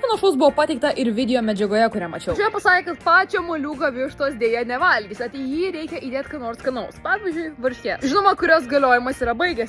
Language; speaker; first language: Lithuanian; native; Lithuanian